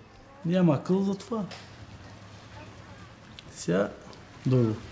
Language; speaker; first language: Bulgarian; non-native, local second language; Turkish